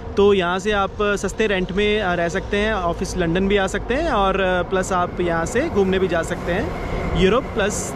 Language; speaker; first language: Hindi; native; Hindi